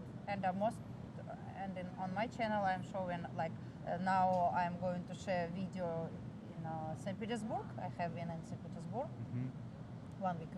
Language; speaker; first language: English; non-native, fluent; Russian